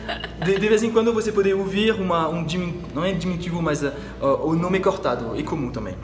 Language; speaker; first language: Portuguese; non-native, fluent; French